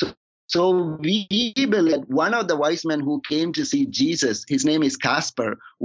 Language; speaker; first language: English; non-native, local second language; Malayalam